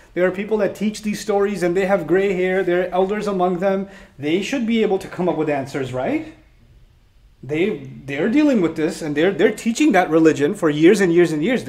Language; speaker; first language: English; native; English